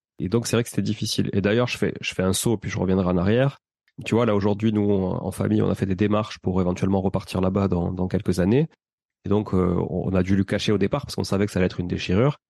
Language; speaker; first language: French; native; French